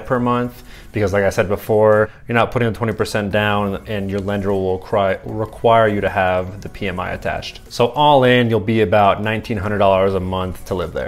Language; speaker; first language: English; native; English